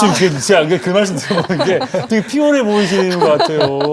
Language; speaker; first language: Korean; native; Korean